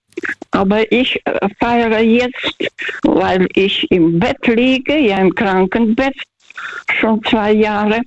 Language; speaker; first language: German; non-native, fluent; Russian